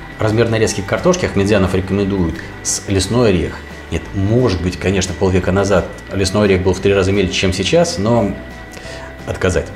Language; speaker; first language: Russian; native; Russian